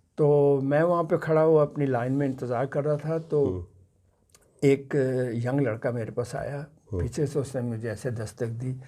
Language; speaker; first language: Urdu; non-native, local second language; Punjabi